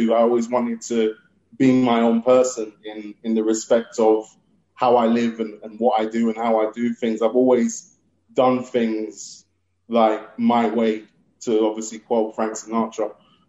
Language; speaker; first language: English; native; English